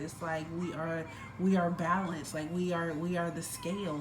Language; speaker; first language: English; native; English